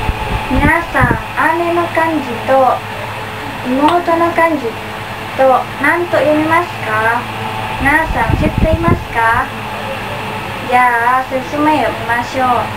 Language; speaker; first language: Japanese; non-native, learner; Indonesian